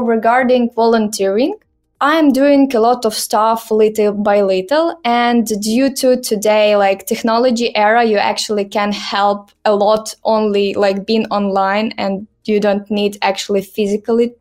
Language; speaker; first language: English; non-native, learner; Ukrainian